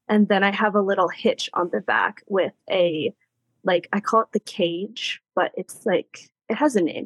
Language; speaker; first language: English; native; English